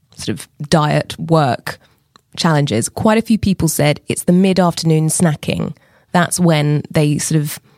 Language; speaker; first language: English; native; English